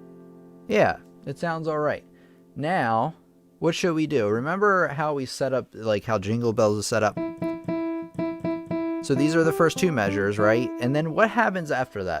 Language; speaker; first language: English; native; English